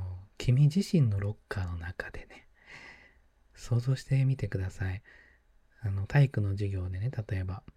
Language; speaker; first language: Japanese; native; Japanese